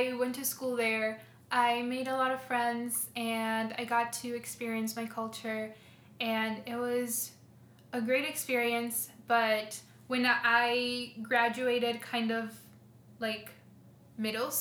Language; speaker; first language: English; early bilingual, other home language; Spanish